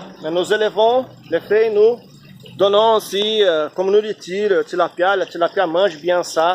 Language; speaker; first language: French; non-native, fluent; Portuguese